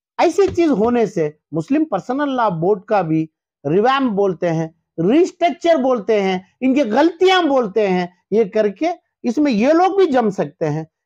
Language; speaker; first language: Hindi; non-native, local second language; Urdu